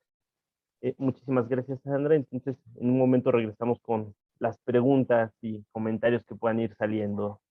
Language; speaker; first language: Spanish; native; Spanish